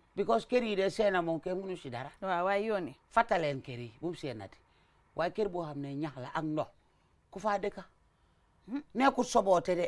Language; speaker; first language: Wolof; native; Wolof